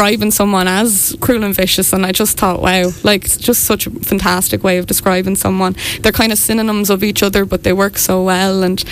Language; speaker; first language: English; native; English